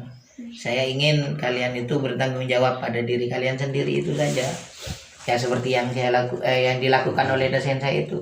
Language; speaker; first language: Indonesian; native; Indonesian